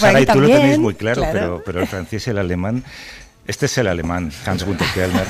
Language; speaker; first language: Spanish; native; Spanish